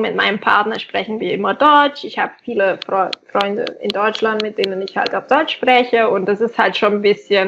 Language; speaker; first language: German; non-native, fluent; Catalan